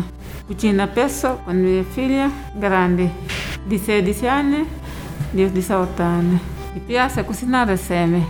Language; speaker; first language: Italian; non-native, learner; Wolof